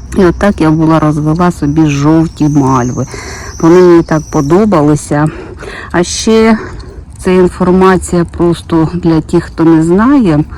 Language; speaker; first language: Ukrainian; non-native, local second language; Russian